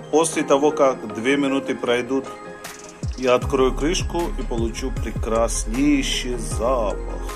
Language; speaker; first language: Russian; non-native, fluent; Hindi